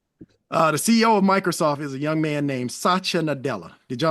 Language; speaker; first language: English; native; English